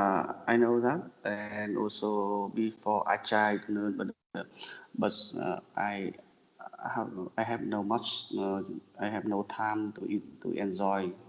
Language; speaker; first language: English; non-native, learner; Vietnamese